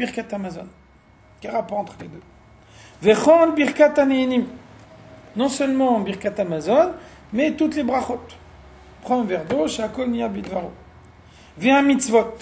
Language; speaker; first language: French; native; French